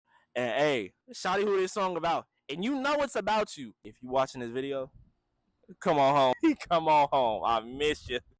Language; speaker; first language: English; native; English